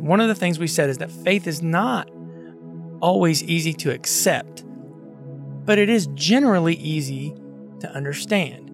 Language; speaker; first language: English; native; English